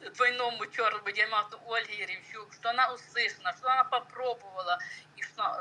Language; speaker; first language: Russian; non-native, local second language; Ukrainian